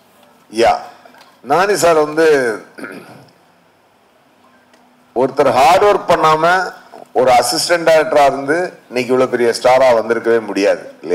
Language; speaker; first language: Tamil; native; Tamil